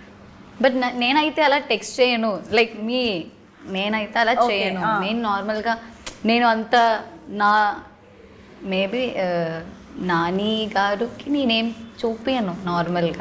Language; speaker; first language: Telugu; non-native, learner; Malayalam